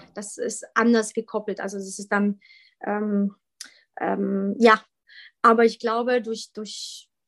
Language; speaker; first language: German; early bilingual, other home language; Polish